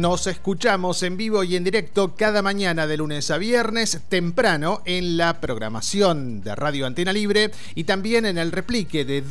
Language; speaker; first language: Spanish; native; Spanish